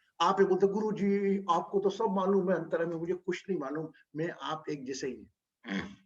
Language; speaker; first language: Hindi; native; Hindi